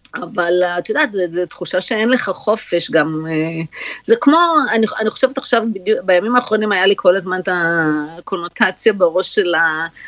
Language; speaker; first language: Hebrew; native; Hebrew